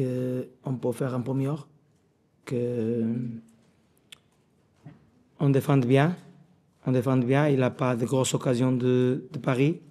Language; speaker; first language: French; non-native, learner; Portuguese